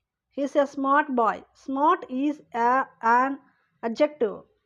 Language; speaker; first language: English; non-native, local second language; Tamil